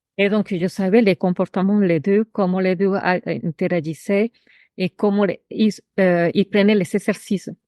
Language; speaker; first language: French; non-native, fluent; Spanish